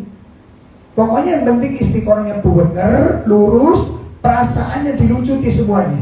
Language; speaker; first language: Indonesian; non-native, local second language; Javanese